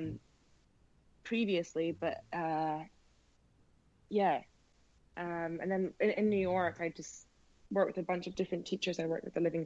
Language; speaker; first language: English; native; English